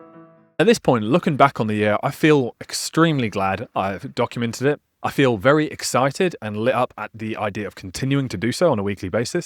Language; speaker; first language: English; native; English